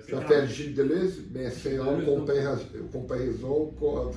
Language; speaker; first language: French; non-native, learner; Portuguese